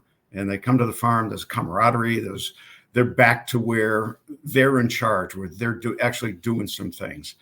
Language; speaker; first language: English; native; English